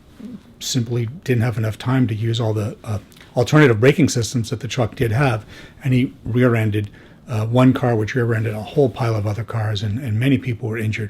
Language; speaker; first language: English; native; English